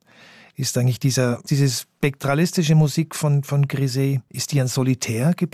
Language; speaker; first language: German; native; German